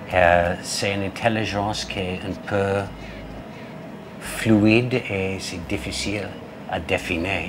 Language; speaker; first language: French; non-native, fluent; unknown